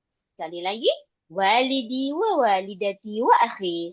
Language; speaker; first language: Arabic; non-native, fluent; Indonesian